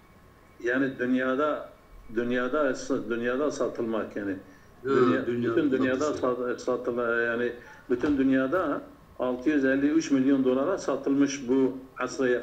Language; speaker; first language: Turkish; non-native, local second language; Kurdish